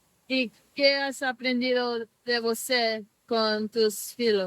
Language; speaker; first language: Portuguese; non-native, learner; English